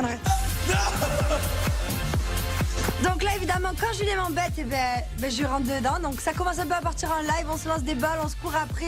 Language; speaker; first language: French; native; French